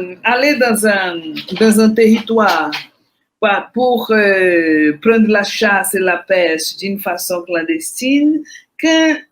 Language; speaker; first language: French; non-native, fluent; Portuguese